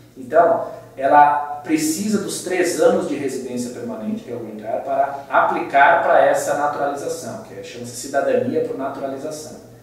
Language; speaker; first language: Portuguese; native; Portuguese